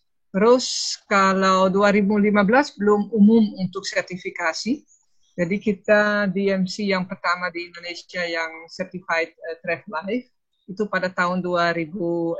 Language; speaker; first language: Indonesian; non-native, fluent; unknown